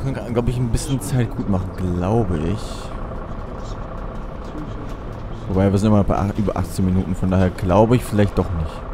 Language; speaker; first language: German; native; German